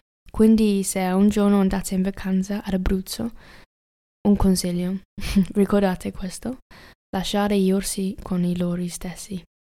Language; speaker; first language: Italian; non-native, learner; English